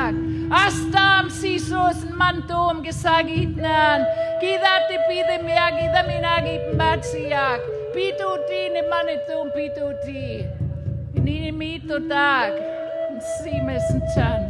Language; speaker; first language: English; non-native, fluent; Cree